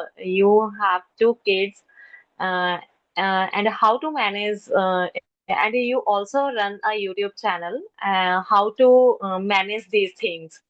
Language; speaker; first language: English; non-native, learner; Hindi